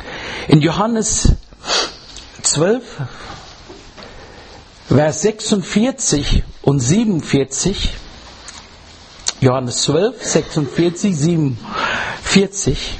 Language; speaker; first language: German; non-native, fluent; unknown